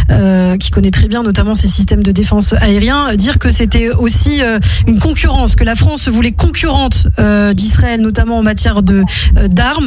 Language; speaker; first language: French; native; French